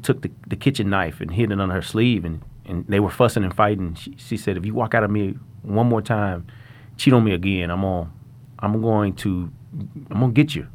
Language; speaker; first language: English; native; English